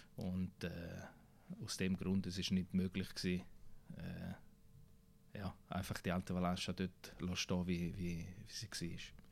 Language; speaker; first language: German; non-native, local second language; Italian